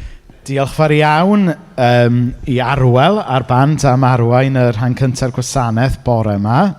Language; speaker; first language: Welsh; native; Welsh